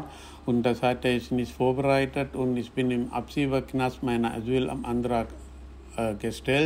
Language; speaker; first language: German; non-native, fluent; Tamil